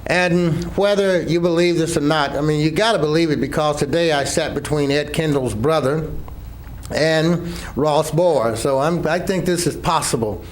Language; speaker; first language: English; native; English